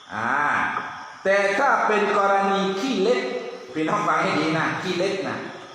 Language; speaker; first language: Thai; non-native, local second language; Pattani Malay